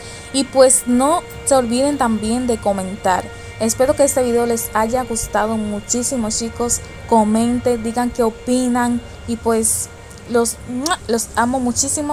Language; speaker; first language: Spanish; native; Spanish